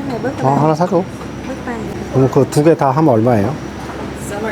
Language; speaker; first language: Korean; native; Korean